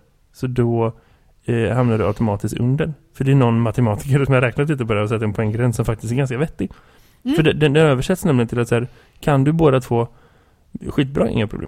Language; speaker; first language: Swedish; native; Swedish